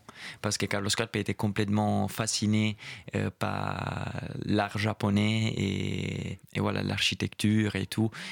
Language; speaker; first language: French; non-native, fluent; Italian